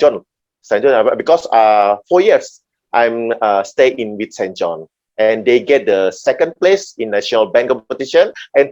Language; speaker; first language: English; non-native, learner; Indonesian